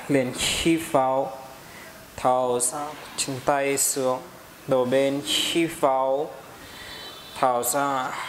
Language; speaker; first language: Vietnamese; non-native, learner; Hindi